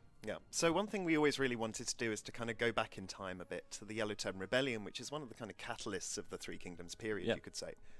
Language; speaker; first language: English; native; English